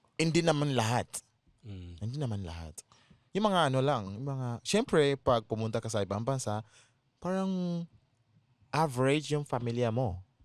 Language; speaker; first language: Filipino; non-native, fluent; Yoruba